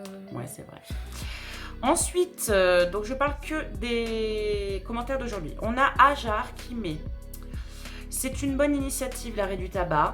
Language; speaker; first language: French; native; French